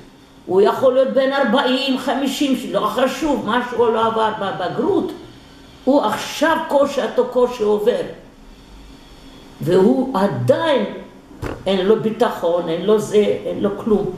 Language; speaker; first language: Hebrew; non-native, fluent; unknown